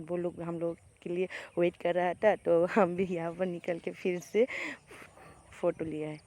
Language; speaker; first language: Hindi; non-native, local second language; Kok Borok